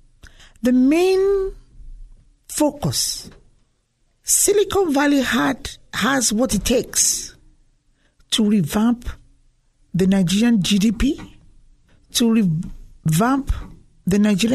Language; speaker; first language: English; non-native, local second language; Yoruba